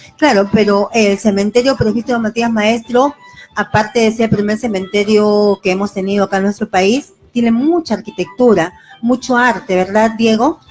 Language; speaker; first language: Spanish; native; Spanish